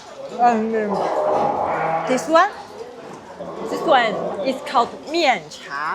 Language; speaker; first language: English; non-native, fluent; Chinese